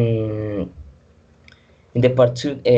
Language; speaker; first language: English; non-native, learner; Spanish